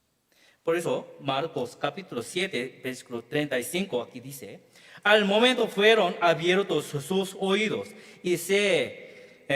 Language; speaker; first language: Spanish; non-native, learner; Korean